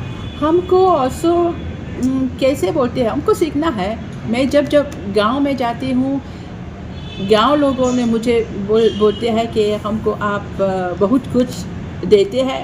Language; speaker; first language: Hindi; non-native, fluent; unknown